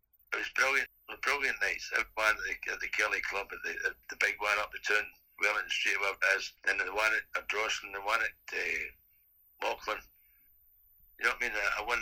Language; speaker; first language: English; native; English